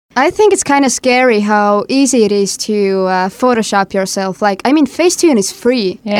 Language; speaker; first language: English; non-native, fluent; Estonian